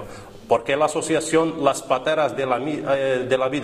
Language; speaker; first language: Spanish; non-native, learner; Arabic